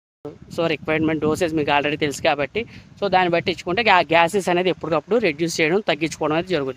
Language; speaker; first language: Telugu; native; Telugu